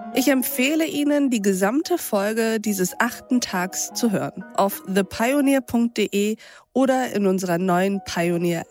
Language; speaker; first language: German; native; German